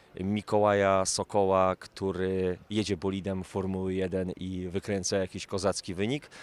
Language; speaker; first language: Polish; native; Polish